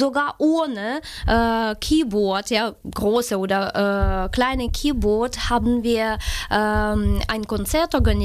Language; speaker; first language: German; non-native, learner; Ukrainian